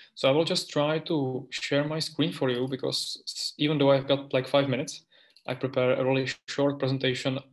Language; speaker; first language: English; non-native, fluent; Czech